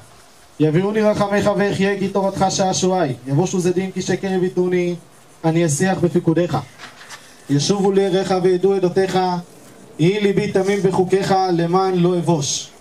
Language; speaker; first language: Hebrew; native; Hebrew